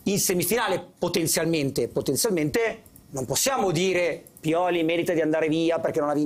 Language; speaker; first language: Italian; native; Italian